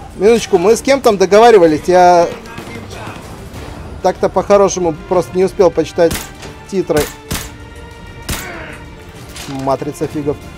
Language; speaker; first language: Russian; native; Russian